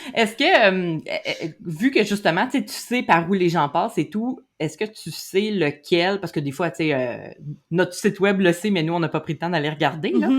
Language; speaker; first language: French; native; French